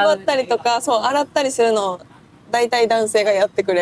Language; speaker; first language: Japanese; native; Japanese